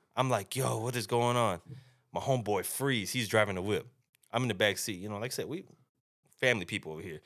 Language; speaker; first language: English; native; English